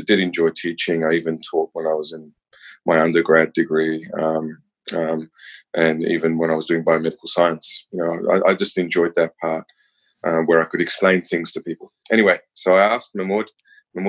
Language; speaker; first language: English; native; English